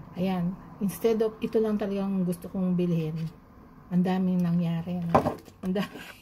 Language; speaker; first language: Filipino; native; Filipino